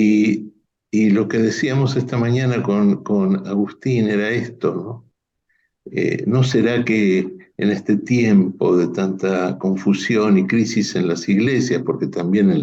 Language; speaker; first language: Spanish; native; Spanish